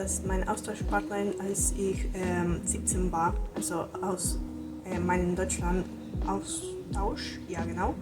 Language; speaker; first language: German; non-native, learner; Spanish